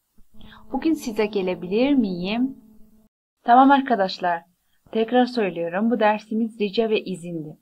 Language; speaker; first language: Turkish; non-native, fluent; Persian